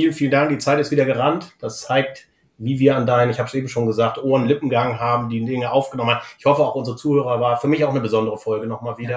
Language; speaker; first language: German; native; German